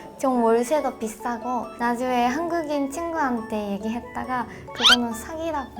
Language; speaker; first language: Korean; non-native, learner; Japanese